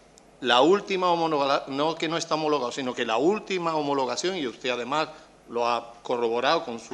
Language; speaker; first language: Spanish; native; Spanish